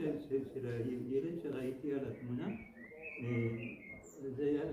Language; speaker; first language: Hebrew; non-native, fluent; French